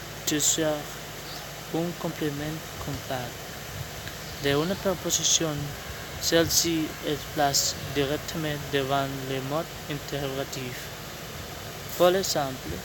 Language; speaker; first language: French; non-native, learner; Spanish